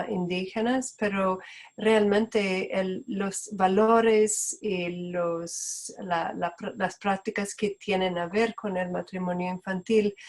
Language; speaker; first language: Spanish; non-native, fluent; Portuguese